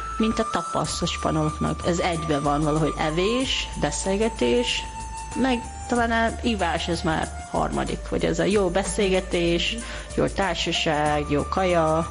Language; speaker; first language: Hungarian; non-native, learner; Japanese